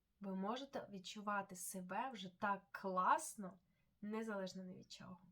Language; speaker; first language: Ukrainian; non-native, local second language; Russian